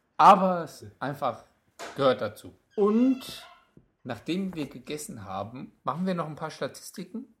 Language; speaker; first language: German; native; German